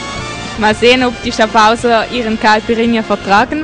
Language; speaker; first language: German; native; German